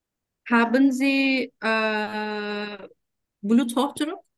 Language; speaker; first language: German; non-native, fluent; Turkish